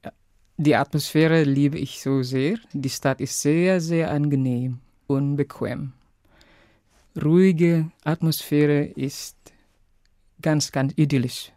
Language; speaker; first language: German; non-native, fluent; Indonesian